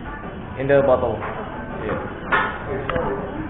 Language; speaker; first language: English; non-native, learner; Javanese